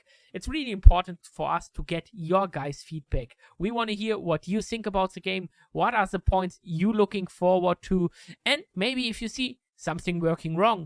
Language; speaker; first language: English; non-native, fluent; German